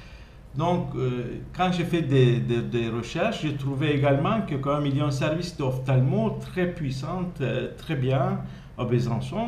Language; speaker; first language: French; non-native, fluent; Turkish